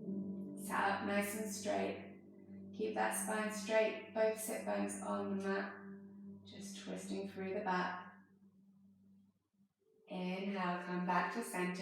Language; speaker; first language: English; native; English